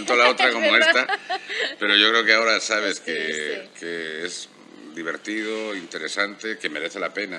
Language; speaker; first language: Spanish; native; Spanish